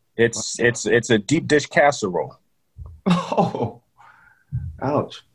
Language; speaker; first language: English; native; English